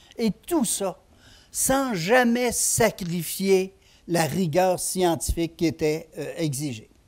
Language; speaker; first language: French; native; French